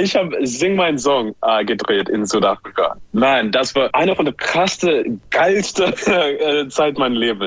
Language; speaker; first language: German; non-native, fluent; English